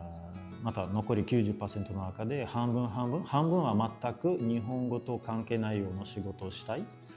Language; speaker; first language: Japanese; non-native, fluent; Russian